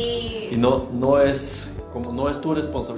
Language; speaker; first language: Spanish; non-native, fluent; Norwegian